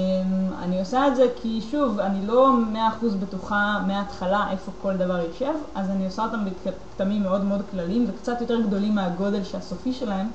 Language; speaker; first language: Hebrew; native; Hebrew